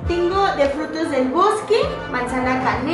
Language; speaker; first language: Spanish; native; Spanish